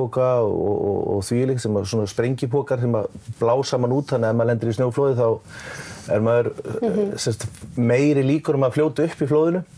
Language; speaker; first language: Icelandic; native; Icelandic